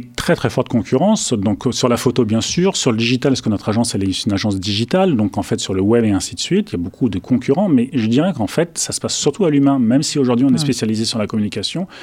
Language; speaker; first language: French; native; French